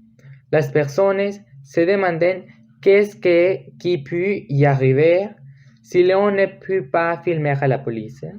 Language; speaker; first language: French; non-native, learner; Spanish